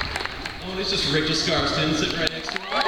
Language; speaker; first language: English; native; English